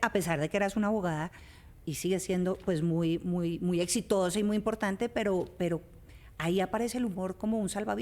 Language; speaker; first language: Spanish; native; Spanish